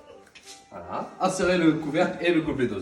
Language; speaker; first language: French; native; French